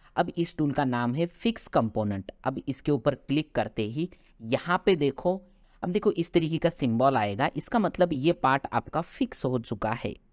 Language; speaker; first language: Hindi; non-native, local second language; Marathi